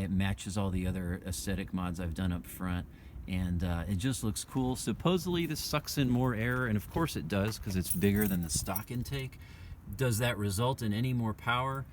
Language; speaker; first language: English; native; English